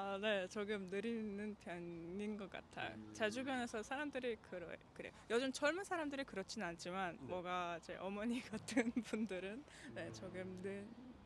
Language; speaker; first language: Korean; non-native, fluent; Georgian